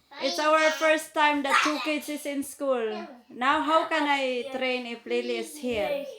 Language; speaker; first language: English; non-native, fluent; Filipino